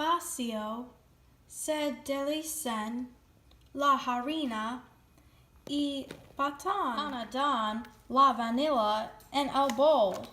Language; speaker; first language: Spanish; non-native, learner; English